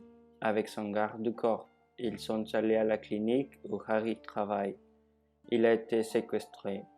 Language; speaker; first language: French; non-native, learner; Spanish